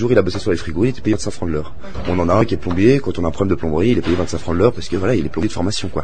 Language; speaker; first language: French; native; French